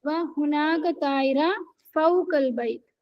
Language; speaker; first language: Arabic; non-native, learner; Urdu